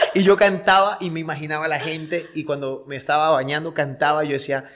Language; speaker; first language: Spanish; native; Spanish